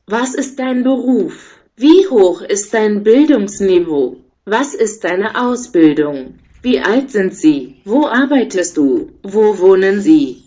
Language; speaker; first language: German; non-native, learner; Portuguese